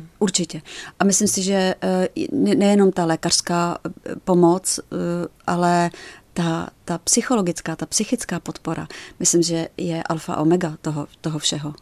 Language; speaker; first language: Czech; native; Czech